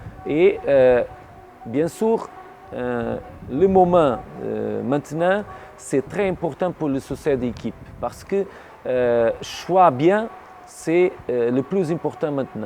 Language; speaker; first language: French; non-native, learner; Portuguese